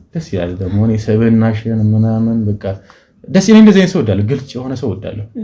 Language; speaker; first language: Amharic; early bilingual, heritage; Amharic